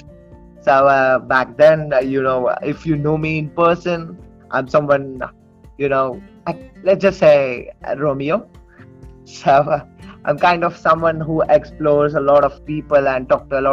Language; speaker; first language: English; non-native, local second language; Telugu